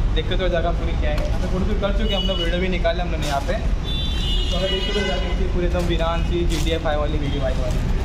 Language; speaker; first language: Hindi; native; Hindi